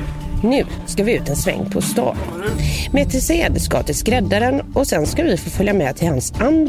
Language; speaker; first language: Swedish; native; Swedish